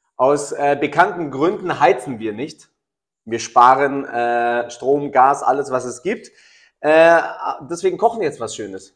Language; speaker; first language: German; native; German